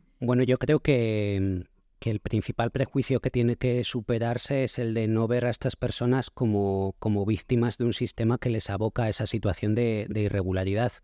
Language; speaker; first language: Spanish; native; Spanish